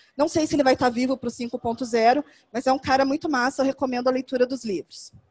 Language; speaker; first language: Portuguese; native; Portuguese